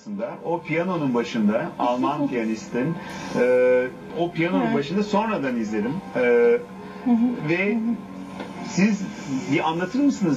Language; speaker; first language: Turkish; native; Turkish